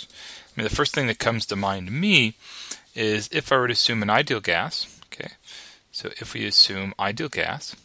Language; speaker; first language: English; native; English